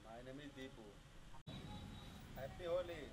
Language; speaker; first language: English; non-native, learner; Hindi